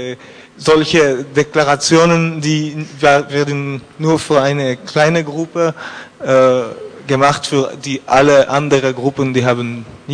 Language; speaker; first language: German; non-native, learner; French